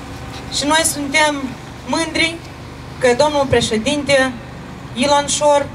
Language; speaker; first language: Romanian; non-native, local second language; Russian